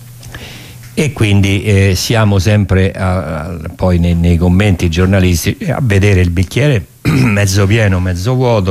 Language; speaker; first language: Italian; native; Italian